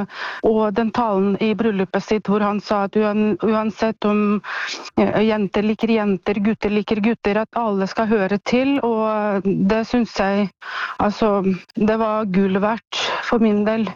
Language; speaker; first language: Norwegian; non-native, fluent; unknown